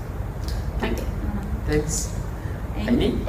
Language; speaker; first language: English; non-native, local second language; Malay